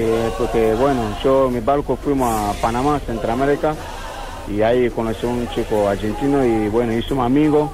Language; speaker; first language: Spanish; non-native, learner; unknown